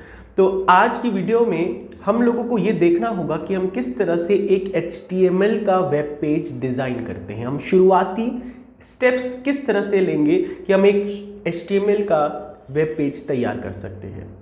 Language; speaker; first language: Hindi; native; Hindi